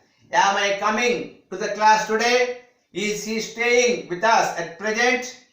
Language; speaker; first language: English; non-native, local second language; Telugu